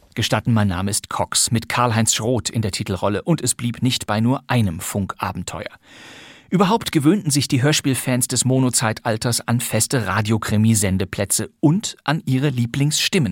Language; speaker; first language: German; native; German